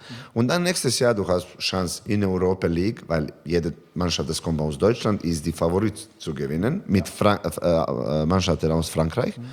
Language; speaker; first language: German; non-native, learner; Serbian